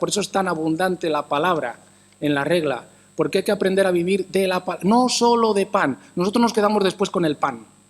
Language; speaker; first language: Spanish; native; Spanish